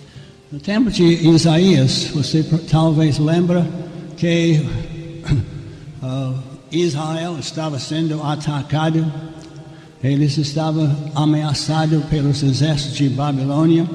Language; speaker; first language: Portuguese; non-native, fluent; English